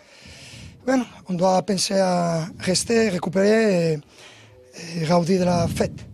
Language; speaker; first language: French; non-native, learner; Spanish